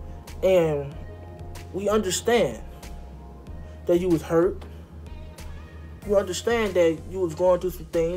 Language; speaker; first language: English; native; English